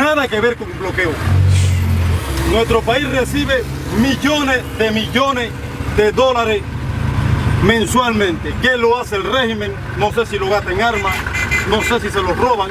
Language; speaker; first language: Spanish; native; Spanish